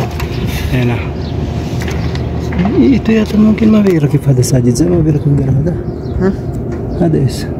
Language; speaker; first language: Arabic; non-native, learner; Filipino